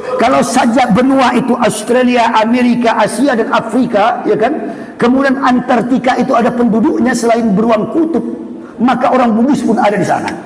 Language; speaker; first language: Malay; non-native, local second language; Buginese